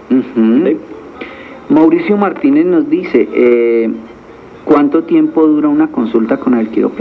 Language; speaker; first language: Spanish; native; Spanish